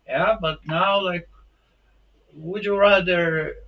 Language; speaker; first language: English; non-native, fluent; Portuguese